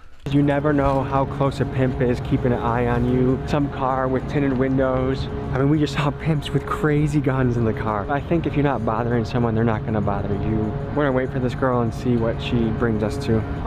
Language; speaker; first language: English; native; English